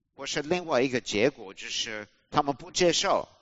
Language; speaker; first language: Chinese; non-native, fluent; English